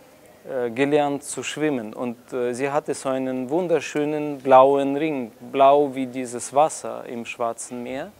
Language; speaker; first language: German; non-native, fluent; Russian